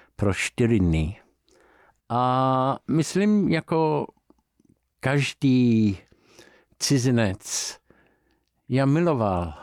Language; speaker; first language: Czech; non-native, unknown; English